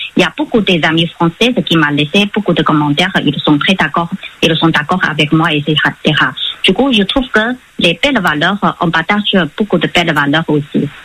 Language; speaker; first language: French; non-native, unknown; Chinese